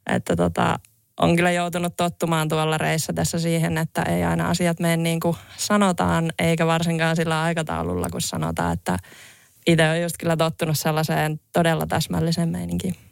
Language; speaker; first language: Finnish; native; Finnish